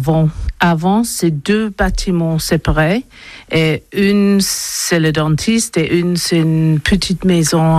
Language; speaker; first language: French; non-native, learner; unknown